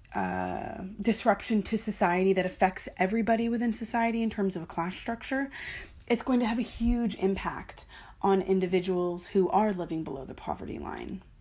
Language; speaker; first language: English; native; English